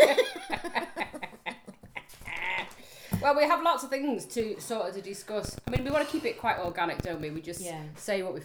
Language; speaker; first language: English; native; English